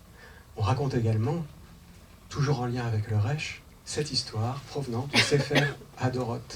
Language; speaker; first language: French; native; French